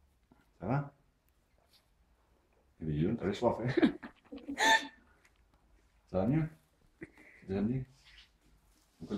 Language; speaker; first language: French; native; French